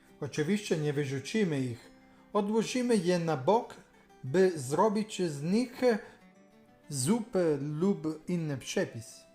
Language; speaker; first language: Polish; non-native, learner; Italian